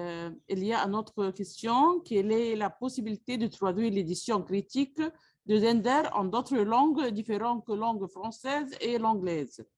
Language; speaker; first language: French; non-native, learner; Arabic